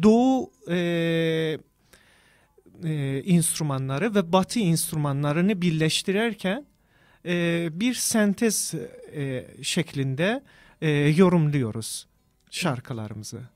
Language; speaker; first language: Turkish; non-native, fluent; Persian